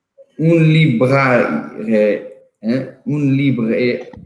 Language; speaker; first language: French; non-native, learner; Portuguese